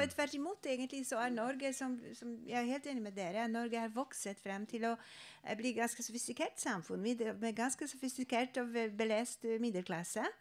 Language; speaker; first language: Norwegian; non-native, fluent; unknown